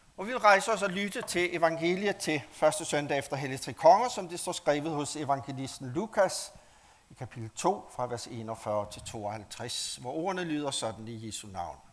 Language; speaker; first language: Danish; native; Danish